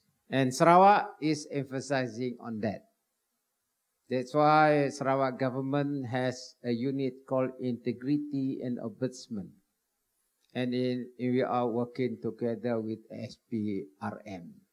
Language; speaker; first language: English; non-native, local second language; Malay